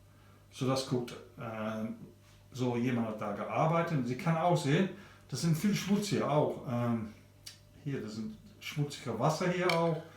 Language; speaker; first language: German; non-native, learner; English